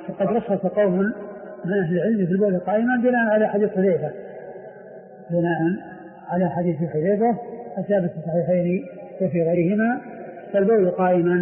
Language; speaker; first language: Arabic; native; Arabic